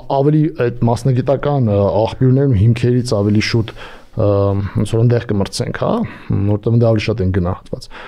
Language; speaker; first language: Armenian; native; Armenian